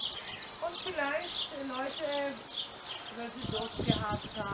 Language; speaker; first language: German; non-native, fluent; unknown